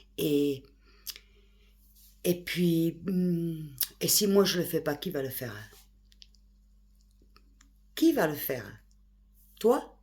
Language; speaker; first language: French; native; French